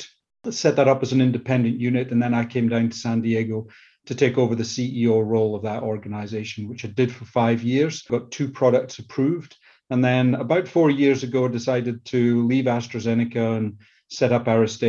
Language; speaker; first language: English; native; English